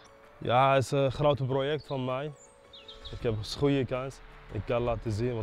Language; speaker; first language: Dutch; non-native, learner; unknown